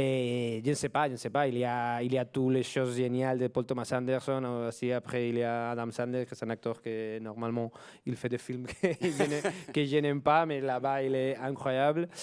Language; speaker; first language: French; non-native, fluent; Spanish